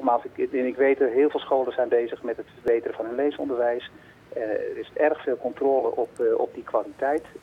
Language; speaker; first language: Dutch; native; Dutch